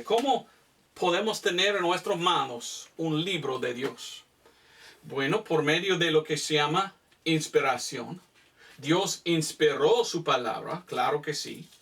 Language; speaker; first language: Spanish; non-native, fluent; English